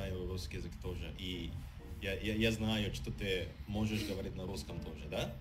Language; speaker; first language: Russian; non-native, learner; Indonesian